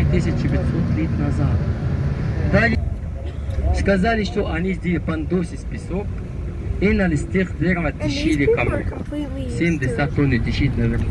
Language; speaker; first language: Russian; non-native, learner; Arabic